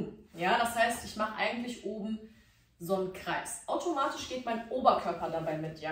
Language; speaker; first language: German; native; German